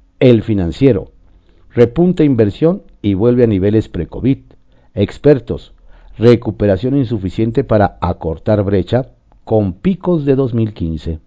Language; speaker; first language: Spanish; native; Spanish